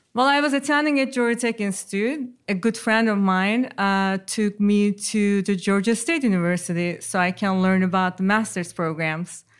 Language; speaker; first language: English; non-native, fluent; Turkish